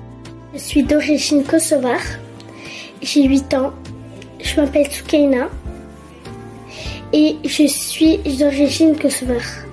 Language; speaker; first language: French; early bilingual, other home language; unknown